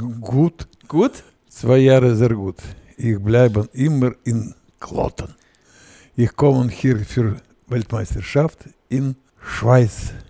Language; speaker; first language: German; non-native, learner; Russian